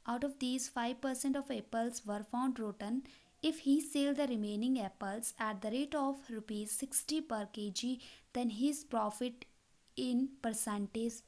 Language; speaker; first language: English; non-native, local second language; Hindi